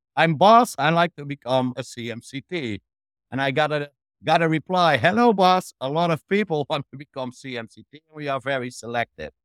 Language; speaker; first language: English; non-native, fluent; Dutch